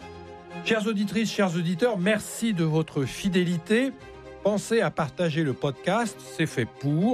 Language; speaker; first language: French; native; French